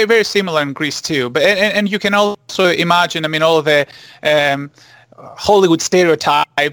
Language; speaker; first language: English; non-native, fluent; Greek